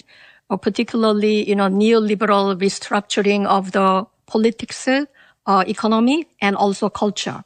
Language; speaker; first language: English; non-native, fluent; Korean